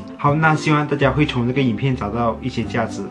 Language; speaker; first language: Chinese; early bilingual, heritage; Chinese